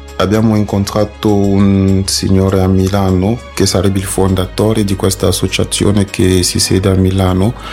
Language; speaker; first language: Italian; non-native, fluent; French